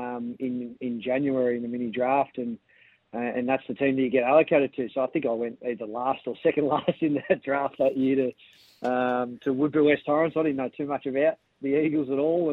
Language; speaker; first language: English; native; English